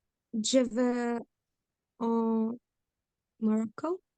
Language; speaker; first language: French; non-native, learner; English